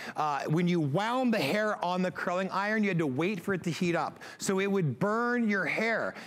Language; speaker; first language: English; native; English